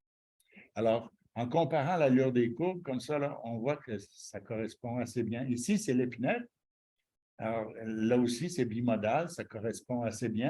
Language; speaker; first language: French; native; French